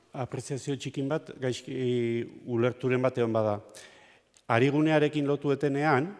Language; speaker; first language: Basque; native; Basque